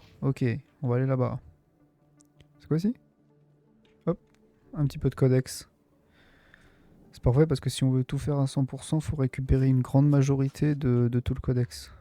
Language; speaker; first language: French; native; French